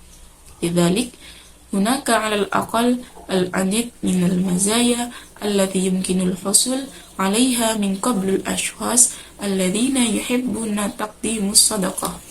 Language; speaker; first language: Arabic; non-native, learner; Indonesian